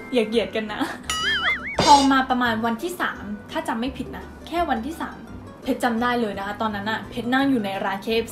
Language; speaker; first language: Thai; native; Thai